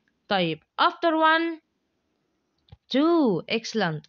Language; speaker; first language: English; non-native, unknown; Arabic